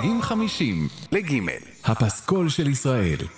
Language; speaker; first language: Hebrew; native; Hebrew